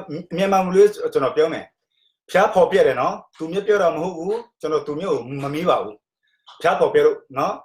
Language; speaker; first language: Burmese; non-native, local second language; Tedim Chin